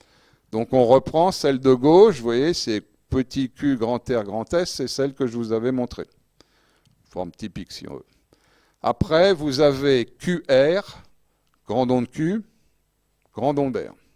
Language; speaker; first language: French; native; French